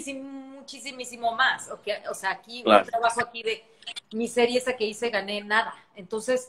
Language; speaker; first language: Spanish; native; Spanish